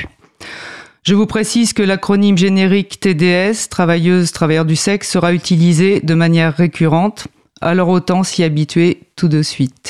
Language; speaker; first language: French; native; French